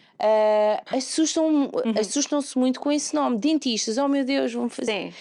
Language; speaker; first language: Portuguese; native; Portuguese